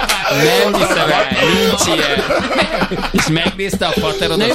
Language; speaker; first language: Hungarian; native; Hungarian